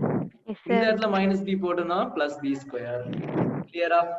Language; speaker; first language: Tamil; native; Tamil